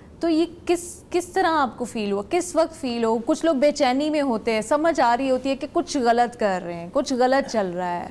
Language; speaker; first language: Urdu; non-native, local second language; Punjabi